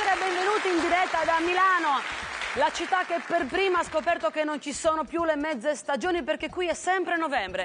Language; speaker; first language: Italian; native; Italian